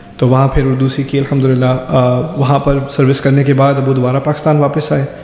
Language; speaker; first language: Urdu; early bilingual, other home language; German